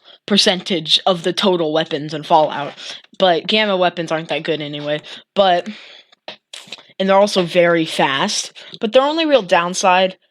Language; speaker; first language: English; native; English